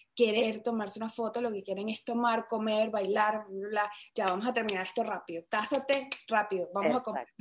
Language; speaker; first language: Spanish; native; Spanish